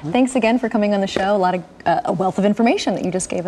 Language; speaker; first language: English; native; English